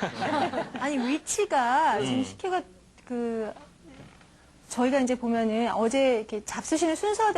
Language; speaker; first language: Korean; native; Korean